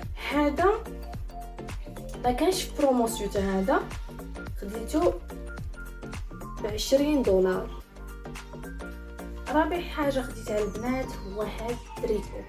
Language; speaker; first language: Arabic; native; Arabic